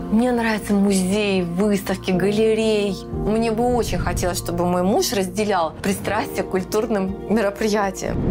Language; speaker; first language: Russian; native; Russian